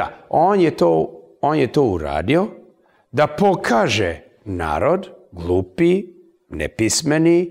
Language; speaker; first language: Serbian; early bilingual, heritage; English